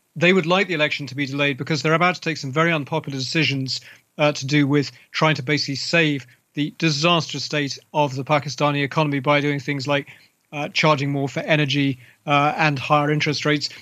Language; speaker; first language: English; native; English